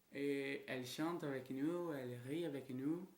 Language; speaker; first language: French; non-native, learner; Portuguese